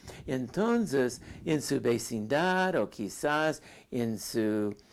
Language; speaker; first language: Spanish; non-native, fluent; English